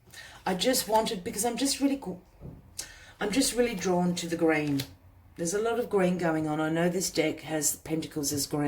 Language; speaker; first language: English; native; English